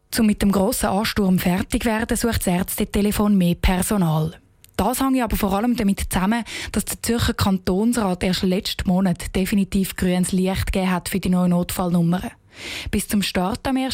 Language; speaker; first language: German; native; German